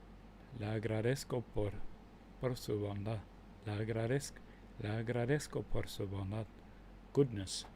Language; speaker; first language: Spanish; non-native, learner; English